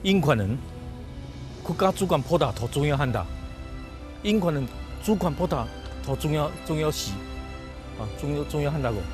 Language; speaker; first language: Korean; non-native, fluent; Chinese